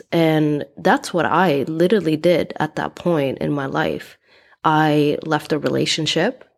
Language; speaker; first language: English; non-native, fluent; Swedish